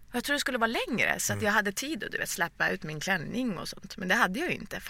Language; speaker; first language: Swedish; early bilingual, other home language; Persian